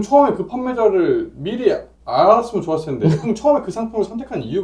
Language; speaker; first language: Korean; native; Korean